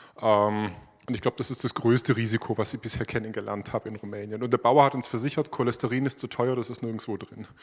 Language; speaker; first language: German; native; German